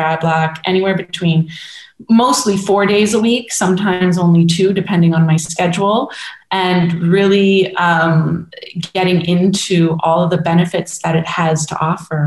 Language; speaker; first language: English; native; English